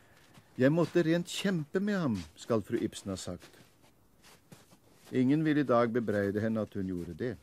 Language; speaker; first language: Norwegian; native; Norwegian